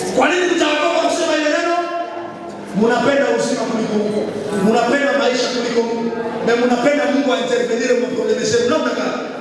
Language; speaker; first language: Swahili; native; Swahili